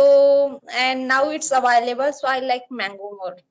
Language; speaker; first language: English; non-native, learner; Marathi